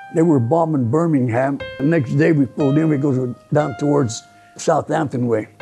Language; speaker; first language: English; early bilingual, other home language; Italian